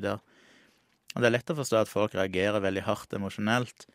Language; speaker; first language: Norwegian; native; Norwegian